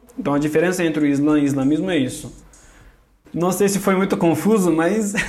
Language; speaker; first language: Portuguese; non-native, fluent; Kurdish